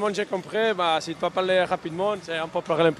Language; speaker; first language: French; non-native, learner; Spanish